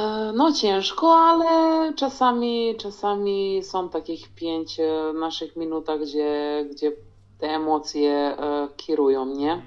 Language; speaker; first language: Polish; non-native, fluent; Serbian